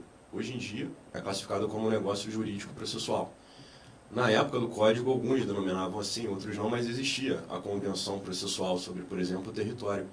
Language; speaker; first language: Portuguese; native; Portuguese